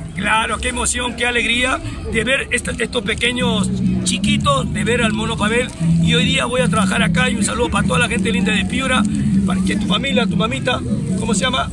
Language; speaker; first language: Spanish; native; Spanish